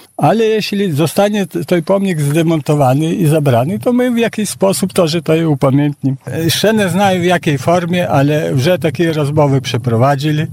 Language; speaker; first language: Polish; non-native, local second language; Belarusian